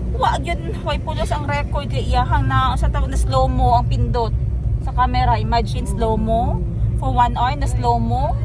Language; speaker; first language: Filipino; non-native, local second language; Cebuano